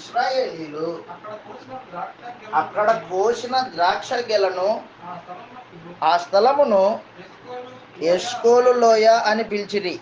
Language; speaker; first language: Telugu; native; Telugu